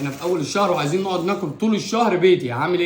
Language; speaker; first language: Arabic; native; Arabic